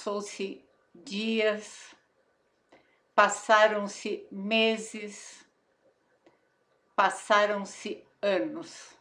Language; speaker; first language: Portuguese; native; Portuguese